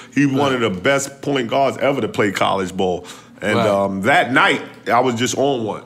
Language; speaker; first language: English; native; English